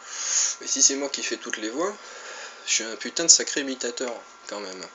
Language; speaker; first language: French; native; French